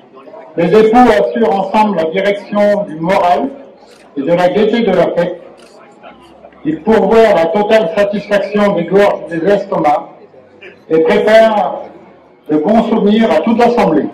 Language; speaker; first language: French; native; French